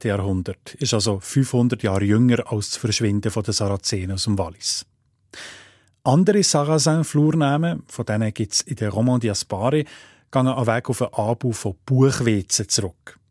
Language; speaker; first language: German; native; German